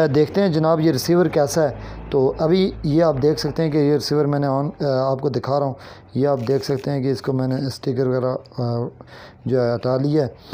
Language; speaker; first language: Urdu; non-native, local second language; Kashmiri